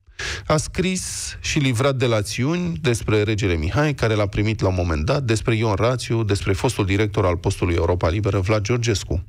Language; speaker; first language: Romanian; native; Romanian